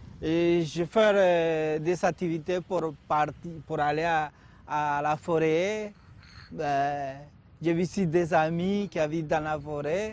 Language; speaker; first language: French; non-native, learner; Spanish